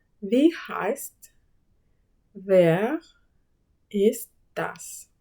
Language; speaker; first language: German; non-native, fluent; Ukrainian